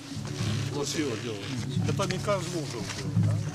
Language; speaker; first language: Russian; non-native, local second language; Tajik